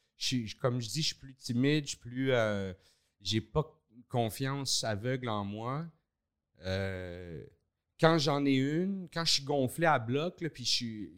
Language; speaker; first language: French; native; French